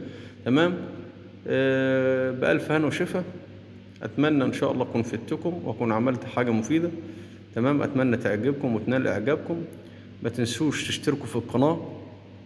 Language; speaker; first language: Arabic; native; Arabic